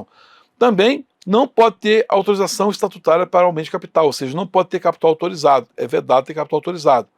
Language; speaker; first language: Portuguese; native; Portuguese